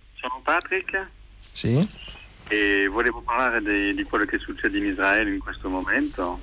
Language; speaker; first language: Italian; non-native, fluent; French